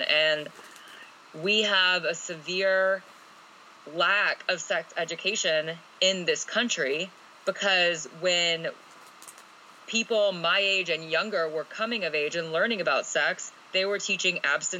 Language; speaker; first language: English; native; English